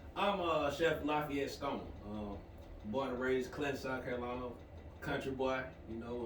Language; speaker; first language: English; native; English